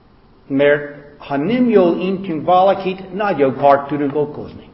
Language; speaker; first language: Hungarian; non-native, fluent; English